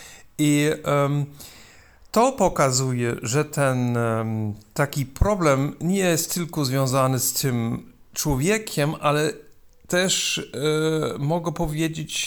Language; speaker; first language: Polish; non-native, learner; German